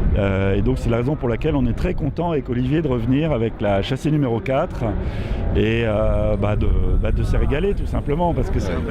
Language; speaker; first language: French; native; French